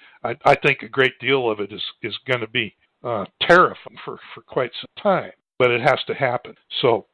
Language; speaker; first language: English; native; English